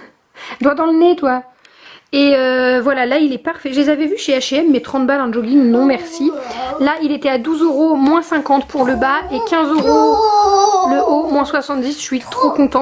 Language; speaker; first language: French; native; French